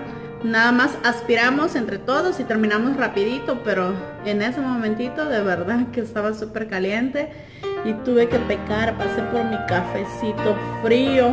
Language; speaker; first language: Spanish; native; Spanish